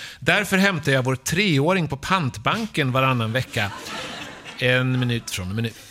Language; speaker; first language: Swedish; native; Swedish